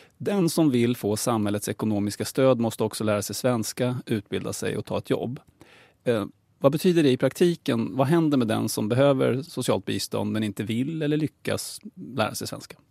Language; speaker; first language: Swedish; native; Swedish